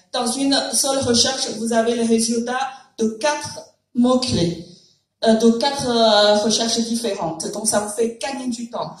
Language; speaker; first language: French; non-native, fluent; Chinese